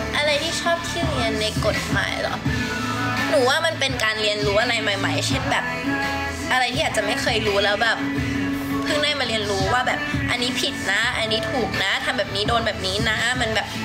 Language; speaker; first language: Thai; early bilingual, other home language; English